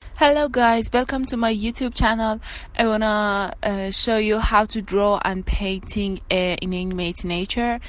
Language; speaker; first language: English; non-native, learner; Persian